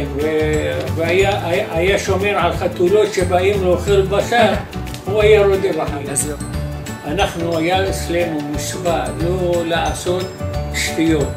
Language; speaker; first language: Hebrew; non-native, fluent; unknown